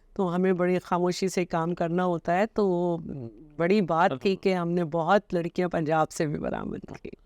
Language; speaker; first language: Urdu; native; Urdu